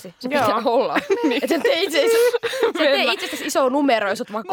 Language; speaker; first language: Finnish; native; Finnish